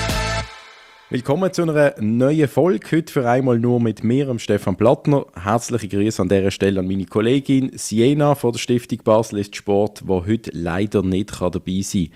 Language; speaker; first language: German; native; German